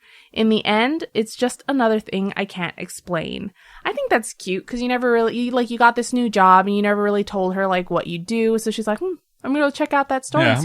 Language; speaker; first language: English; native; English